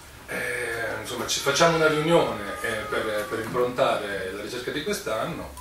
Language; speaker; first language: Italian; native; Italian